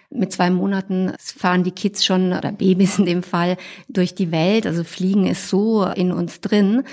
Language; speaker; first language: German; native; German